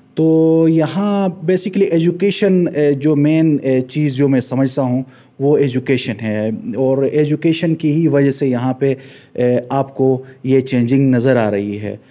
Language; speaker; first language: Urdu; non-native, local second language; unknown